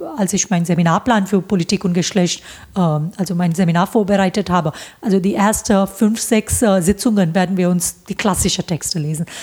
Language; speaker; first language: German; non-native, fluent; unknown